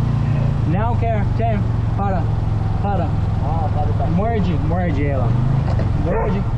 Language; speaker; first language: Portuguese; non-native, learner; English